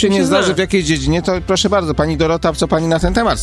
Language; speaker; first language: Polish; native; Polish